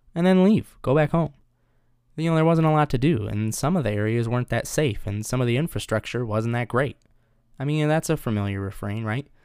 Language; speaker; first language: English; native; English